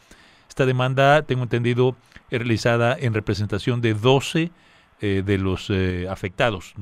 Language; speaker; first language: Spanish; native; Spanish